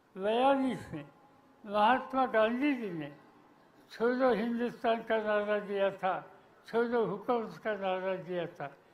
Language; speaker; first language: Hindi; non-native, local second language; Marathi